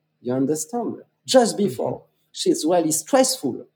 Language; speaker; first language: English; non-native, fluent; French